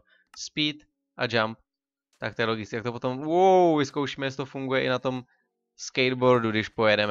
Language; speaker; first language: Czech; native; Czech